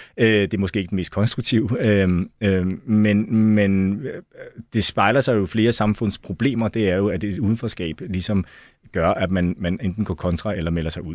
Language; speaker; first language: Danish; early bilingual, other home language; Chinese